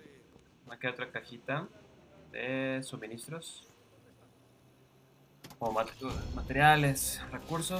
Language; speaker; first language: Spanish; native; Spanish